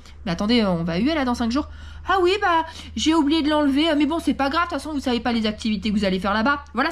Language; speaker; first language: French; native; French